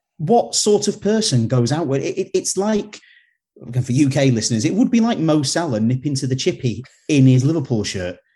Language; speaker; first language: English; native; English